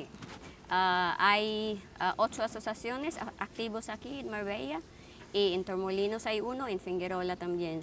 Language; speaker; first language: Spanish; non-native, fluent; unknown